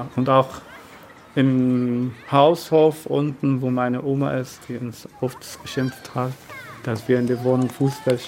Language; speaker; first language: German; non-native, learner; Arabic